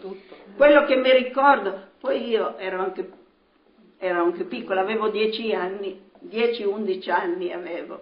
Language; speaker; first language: Italian; native; Italian